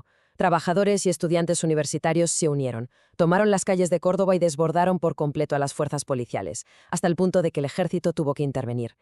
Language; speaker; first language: Spanish; native; Spanish